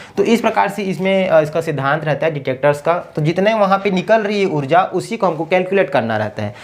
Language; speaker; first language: Hindi; native; Hindi